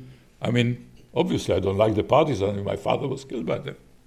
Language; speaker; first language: English; non-native, fluent; Slovak